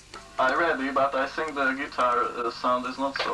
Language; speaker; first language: English; non-native, learner; Hungarian